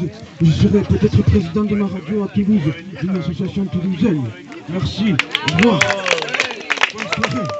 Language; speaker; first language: French; native; French